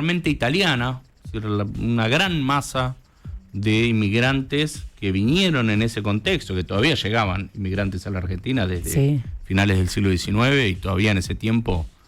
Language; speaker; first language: Spanish; native; Spanish